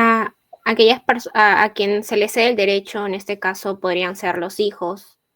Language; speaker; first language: Spanish; native; Spanish